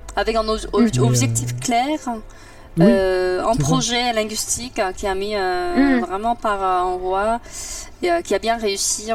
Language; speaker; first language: French; non-native, fluent; Korean